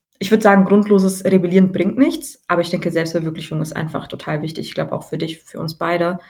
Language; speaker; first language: German; early bilingual, other home language; Tigrinya